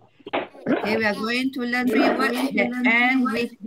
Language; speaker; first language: English; non-native, learner; Malay